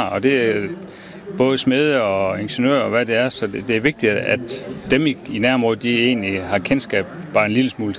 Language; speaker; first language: Danish; native; Danish